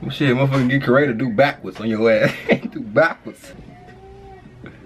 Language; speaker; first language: English; native; English